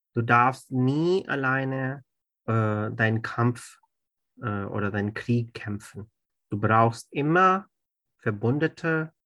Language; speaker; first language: German; non-native, fluent; Urdu